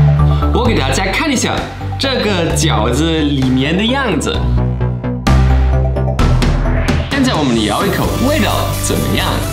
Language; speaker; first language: Chinese; non-native, fluent; German